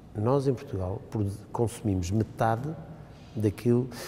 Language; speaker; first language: Portuguese; native; Portuguese